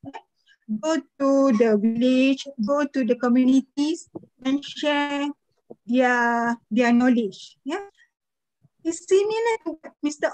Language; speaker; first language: English; non-native, fluent; Malay